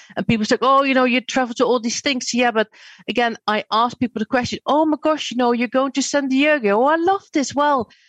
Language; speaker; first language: English; non-native, fluent; Dutch